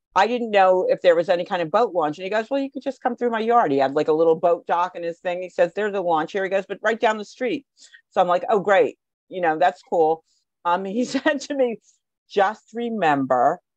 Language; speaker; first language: English; native; English